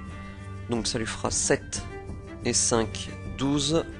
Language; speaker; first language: French; native; French